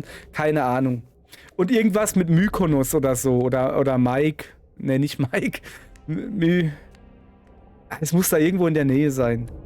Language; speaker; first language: German; native; German